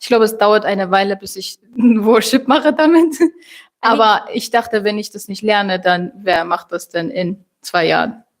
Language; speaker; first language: German; non-native, fluent; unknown